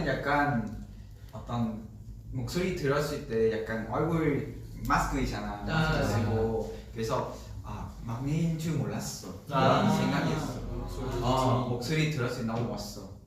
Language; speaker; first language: Korean; non-native, fluent; Vietnamese